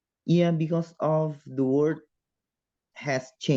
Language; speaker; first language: English; non-native, learner; Indonesian